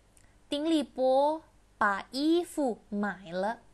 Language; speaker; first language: Chinese; non-native, fluent; Indonesian